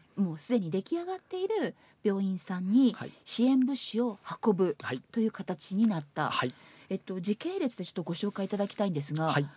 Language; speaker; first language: Japanese; native; Japanese